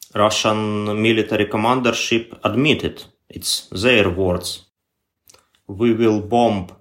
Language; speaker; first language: English; non-native, learner; Ukrainian